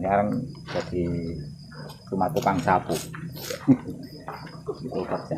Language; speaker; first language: Indonesian; non-native, local second language; Javanese